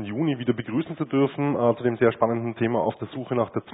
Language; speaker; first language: German; native; German